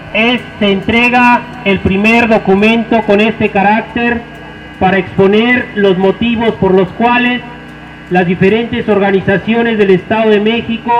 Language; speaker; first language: Spanish; native; Spanish